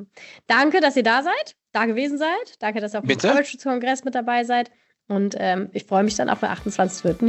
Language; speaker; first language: German; native; German